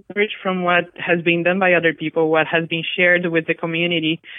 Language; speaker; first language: English; non-native, fluent; Portuguese